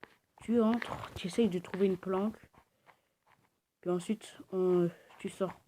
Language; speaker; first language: French; native; French